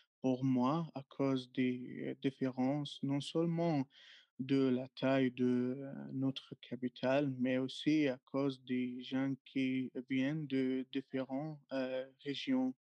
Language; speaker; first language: French; non-native, fluent; Arabic